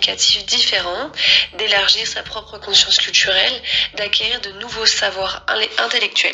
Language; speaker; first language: French; native; French